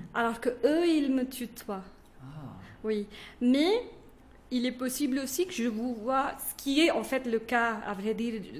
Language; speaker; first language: French; non-native, fluent; Kannada